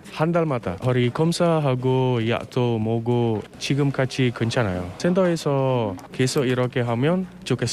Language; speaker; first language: Korean; non-native, learner; Indonesian